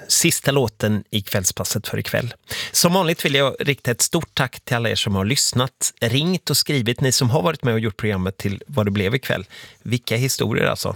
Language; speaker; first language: Swedish; native; Swedish